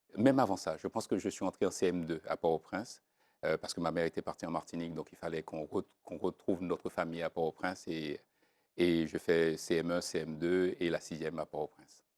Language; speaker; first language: French; non-native, local second language; Haitian Creole